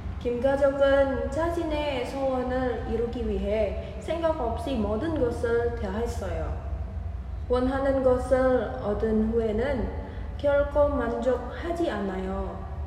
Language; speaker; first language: Korean; non-native, learner; Indonesian